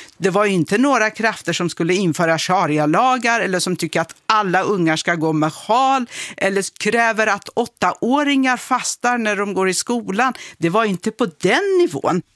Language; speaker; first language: Swedish; early bilingual, other home language; Kurdish